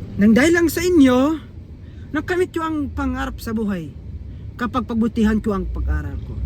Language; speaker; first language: Filipino; non-native, local second language; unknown